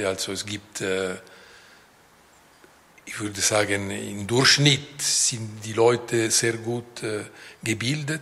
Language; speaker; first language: German; non-native, local second language; Italian